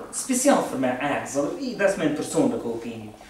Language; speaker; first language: Dutch; non-native, learner; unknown